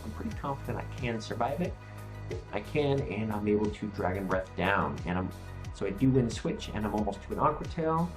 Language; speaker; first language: English; native; English